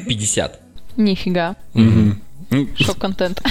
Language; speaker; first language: Russian; native; Russian